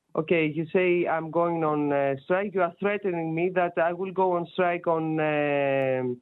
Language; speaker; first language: English; non-native, fluent; Greek